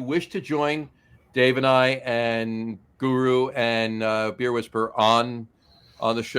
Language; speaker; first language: English; native; English